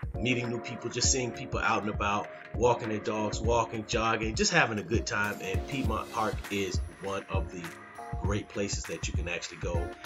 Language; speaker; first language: English; native; English